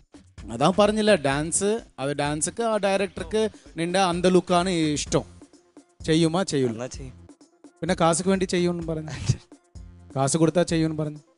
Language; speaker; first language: Malayalam; non-native, local second language; Tamil